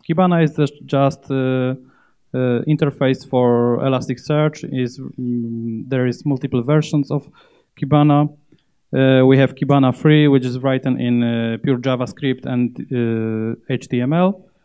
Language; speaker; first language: English; non-native, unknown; Polish